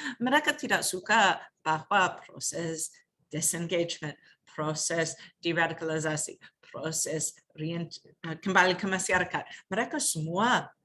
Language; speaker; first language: Indonesian; non-native, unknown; English